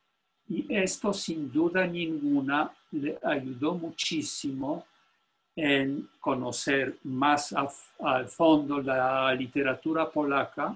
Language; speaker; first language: Spanish; non-native, fluent; Polish